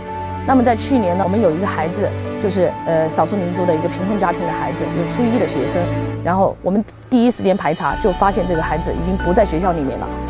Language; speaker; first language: Chinese; native; Chinese